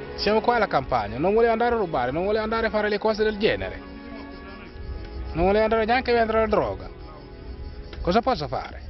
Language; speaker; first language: Italian; non-native, learner; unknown